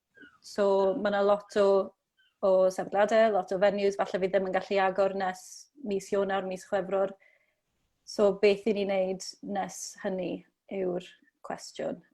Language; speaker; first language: Welsh; native; Welsh